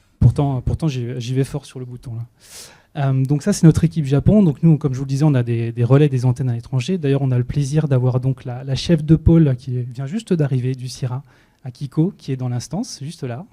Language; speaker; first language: French; native; French